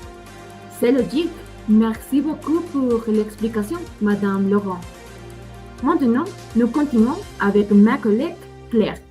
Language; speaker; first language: French; non-native, learner; Spanish